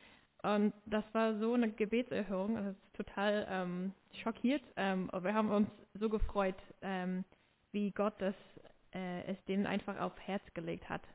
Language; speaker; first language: German; non-native, fluent; English